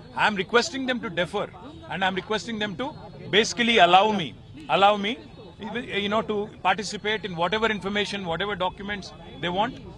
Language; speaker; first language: English; non-native, local second language; Telugu